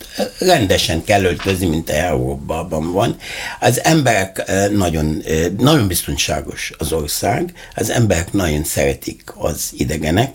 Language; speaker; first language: Hungarian; non-native, fluent; Arabic